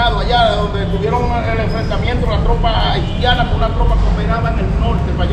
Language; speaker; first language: Spanish; native; Spanish